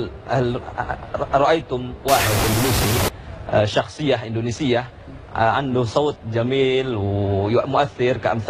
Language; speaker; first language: Arabic; non-native, fluent; Indonesian